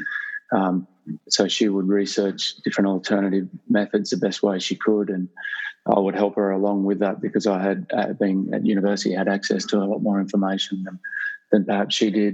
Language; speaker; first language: English; native; English